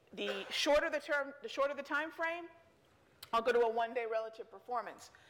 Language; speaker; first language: English; native; English